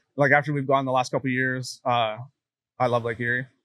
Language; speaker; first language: English; native; English